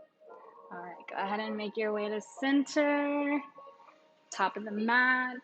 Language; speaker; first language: English; native; English